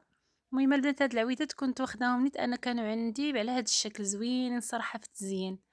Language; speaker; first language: Arabic; native; Arabic